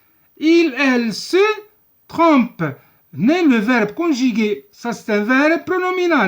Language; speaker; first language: French; non-native, local second language; Arabic